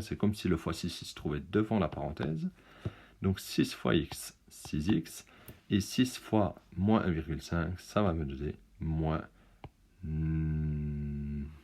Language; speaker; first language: French; native; French